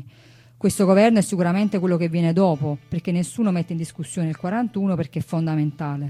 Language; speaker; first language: Italian; native; Italian